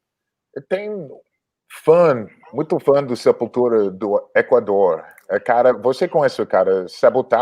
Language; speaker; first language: Portuguese; non-native, learner; English